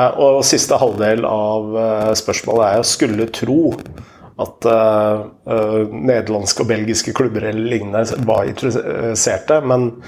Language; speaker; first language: Norwegian; native; Norwegian